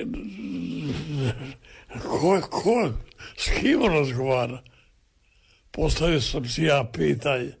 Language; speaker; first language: Serbian; native; Serbian